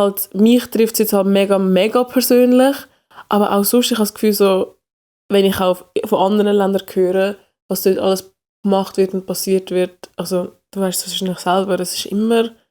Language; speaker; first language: German; early bilingual, other home language; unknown